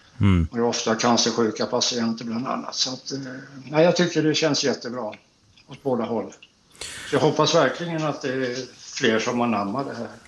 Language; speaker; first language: Swedish; native; Swedish